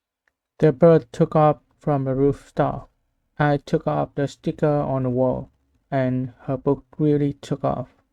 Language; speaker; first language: English; non-native, learner; Vietnamese